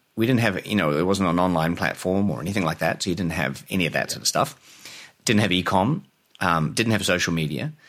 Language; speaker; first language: English; native; English